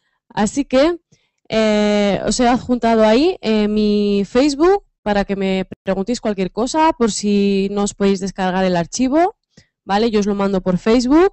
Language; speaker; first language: Spanish; native; Spanish